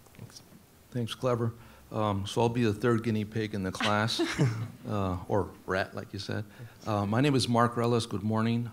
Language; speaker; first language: English; native; English